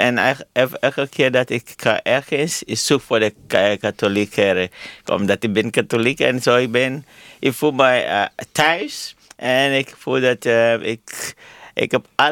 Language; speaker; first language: Dutch; non-native, learner; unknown